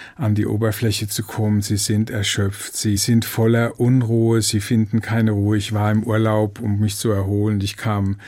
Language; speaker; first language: German; native; German